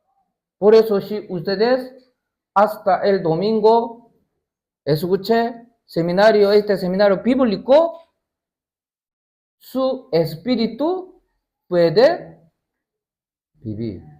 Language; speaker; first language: Spanish; non-native, learner; Korean